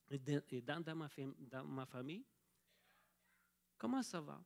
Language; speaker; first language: French; non-native, fluent; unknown